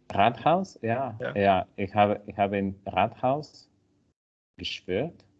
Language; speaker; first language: German; non-native, learner; Italian